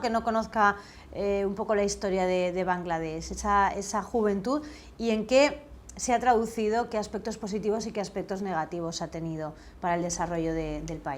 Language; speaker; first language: Spanish; native; Spanish